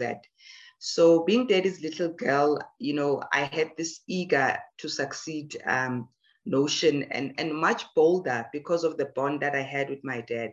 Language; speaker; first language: English; non-native, local second language; Zulu